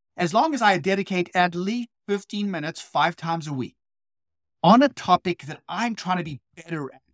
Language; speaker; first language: English; native; English